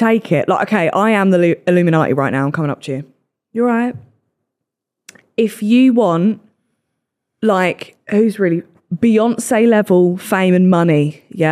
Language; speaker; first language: English; native; English